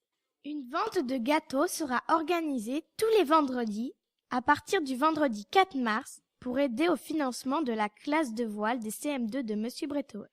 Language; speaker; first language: French; native; French